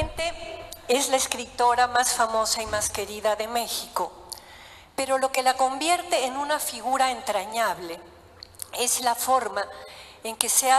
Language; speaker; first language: Spanish; native; Spanish